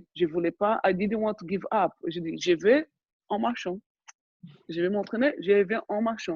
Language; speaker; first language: French; non-native, fluent; Portuguese